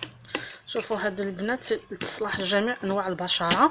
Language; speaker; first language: Arabic; native; Arabic